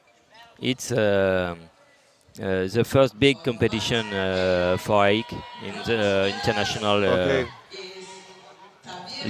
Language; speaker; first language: English; non-native, learner; French